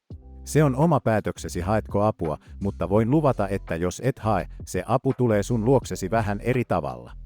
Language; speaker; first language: Finnish; native; Finnish